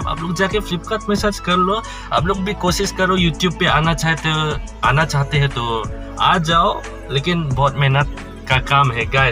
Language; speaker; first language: Hindi; non-native, learner; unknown